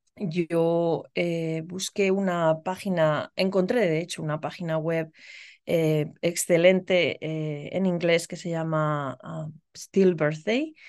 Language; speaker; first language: Spanish; native; Spanish